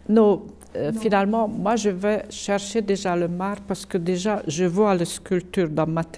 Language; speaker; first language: French; non-native, fluent; Hungarian